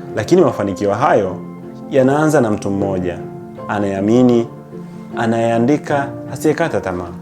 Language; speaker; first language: Swahili; native; Swahili